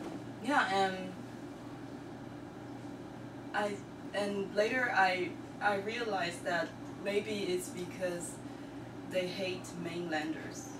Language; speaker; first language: English; non-native, learner; Chinese